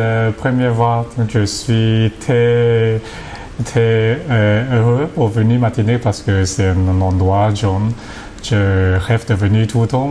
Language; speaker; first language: French; non-native, learner; Cantonese